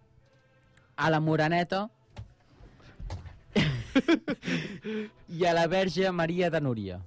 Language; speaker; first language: Catalan; native; Catalan